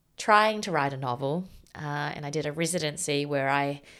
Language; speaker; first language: English; native; English